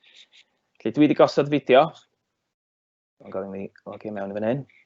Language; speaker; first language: Welsh; native; Welsh